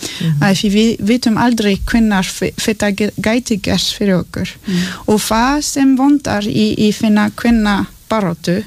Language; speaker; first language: Icelandic; non-native, learner; French